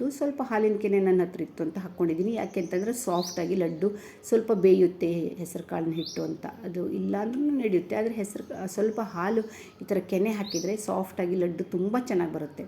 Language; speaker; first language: Kannada; native; Kannada